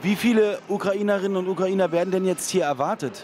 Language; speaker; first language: German; native; German